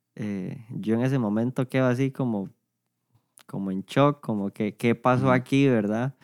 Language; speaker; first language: Spanish; native; Spanish